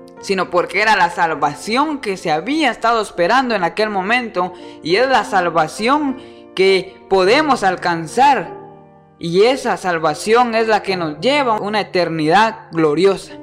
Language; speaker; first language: Spanish; native; Spanish